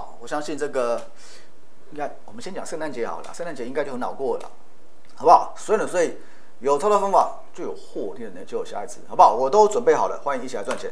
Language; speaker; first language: Chinese; native; Chinese